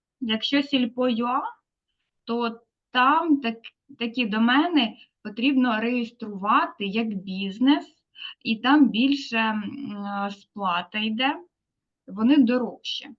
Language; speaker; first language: Ukrainian; native; Ukrainian